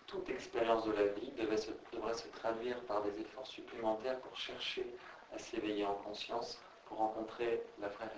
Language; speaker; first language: French; native; French